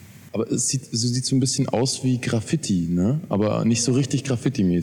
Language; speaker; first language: German; native; German